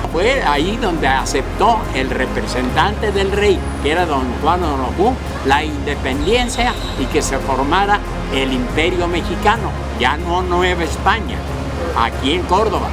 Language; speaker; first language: Spanish; native; Spanish